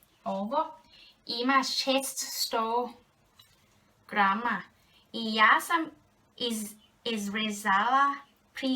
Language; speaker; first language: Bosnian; non-native, learner; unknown